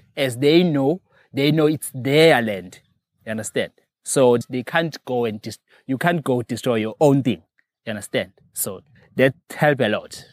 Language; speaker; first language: English; non-native, local second language; Zulu